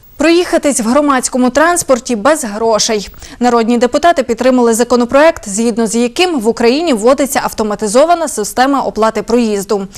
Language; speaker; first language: Ukrainian; native; Ukrainian